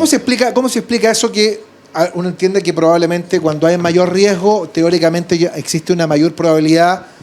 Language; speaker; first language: Spanish; native; Spanish